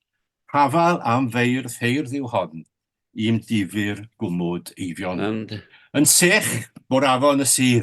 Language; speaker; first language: Welsh; native; Welsh